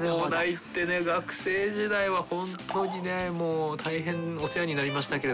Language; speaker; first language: Japanese; native; Japanese